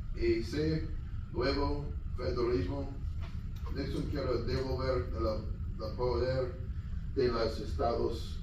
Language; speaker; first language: Spanish; non-native, learner; English